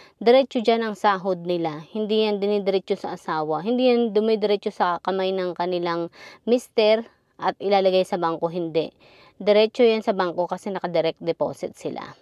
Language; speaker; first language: Filipino; native; Filipino